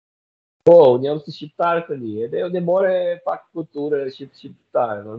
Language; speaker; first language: Albanian; non-native, learner; Portuguese